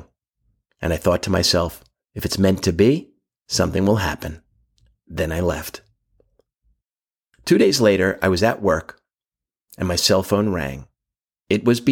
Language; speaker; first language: English; native; English